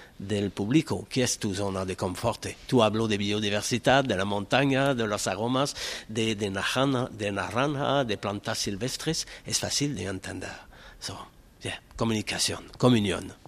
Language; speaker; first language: Spanish; non-native, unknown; French